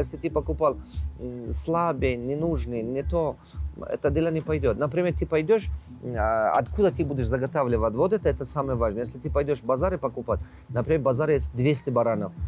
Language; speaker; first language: Russian; non-native, local second language; Tajik